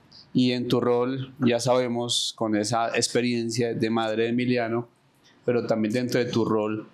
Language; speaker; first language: Spanish; native; Spanish